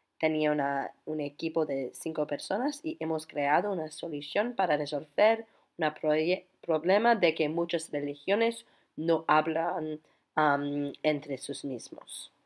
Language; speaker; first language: Spanish; non-native, learner; English